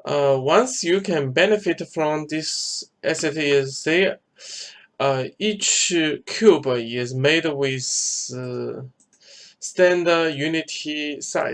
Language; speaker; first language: English; non-native, fluent; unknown